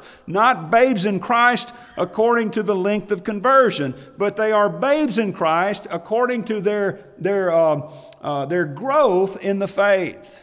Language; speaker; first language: English; native; English